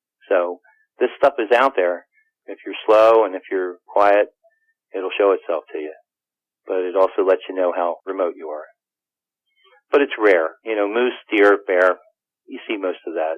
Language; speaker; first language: English; native; English